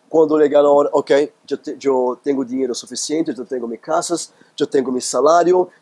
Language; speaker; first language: Spanish; non-native, learner; Portuguese